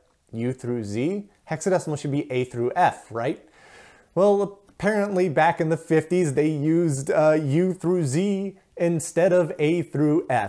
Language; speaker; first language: English; native; English